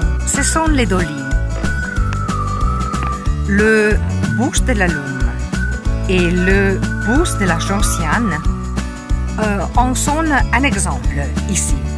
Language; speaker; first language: French; non-native, fluent; Italian